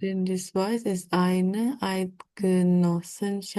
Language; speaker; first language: German; non-native, learner; Indonesian